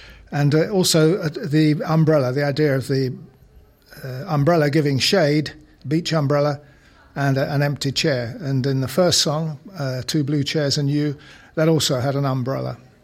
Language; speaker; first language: English; native; English